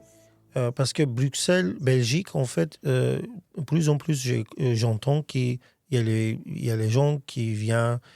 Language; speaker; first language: French; non-native, fluent; Armenian